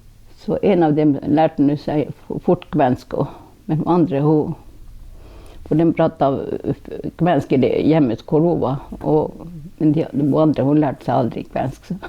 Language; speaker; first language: Norwegian; non-native, local second language; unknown